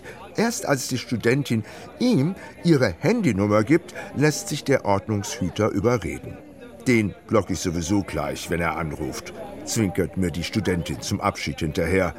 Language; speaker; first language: German; native; German